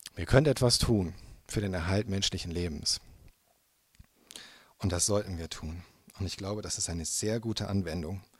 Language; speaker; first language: German; native; German